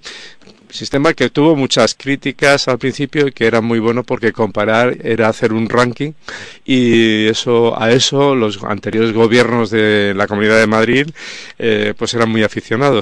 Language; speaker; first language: Spanish; native; Spanish